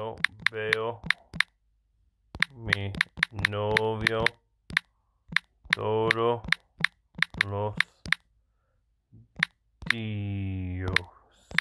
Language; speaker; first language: Spanish; non-native, learner; English